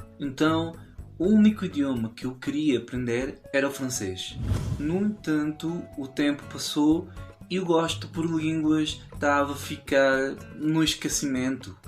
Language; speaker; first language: Portuguese; non-native, fluent; Spanish